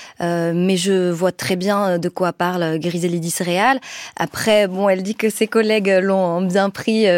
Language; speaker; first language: French; non-native, local second language; Arabic